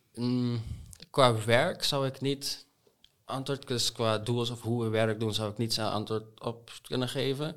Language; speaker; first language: Dutch; non-native, local second language; Papiamento